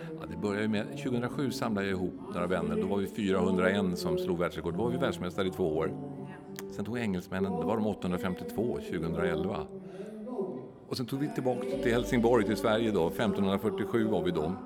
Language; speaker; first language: Swedish; native; Swedish